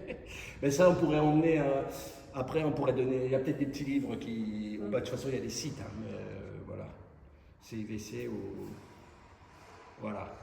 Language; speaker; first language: French; native; French